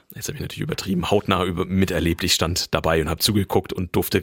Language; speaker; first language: German; native; German